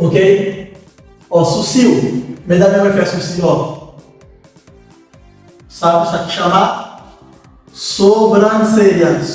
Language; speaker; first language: Portuguese; non-native, local second language; Haitian Creole